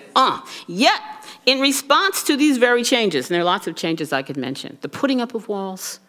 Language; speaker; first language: English; native; English